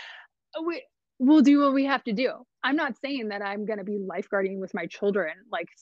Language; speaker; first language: English; native; English